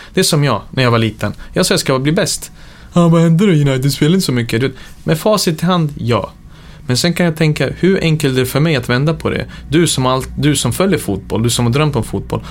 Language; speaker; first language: Swedish; early bilingual, other home language; Serbian